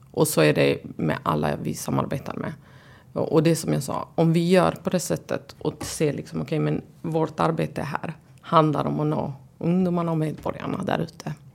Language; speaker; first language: Swedish; early bilingual, other home language; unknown